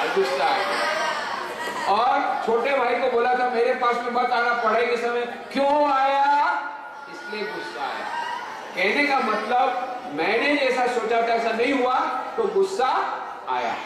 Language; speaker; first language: Hindi; non-native, local second language; Gujarati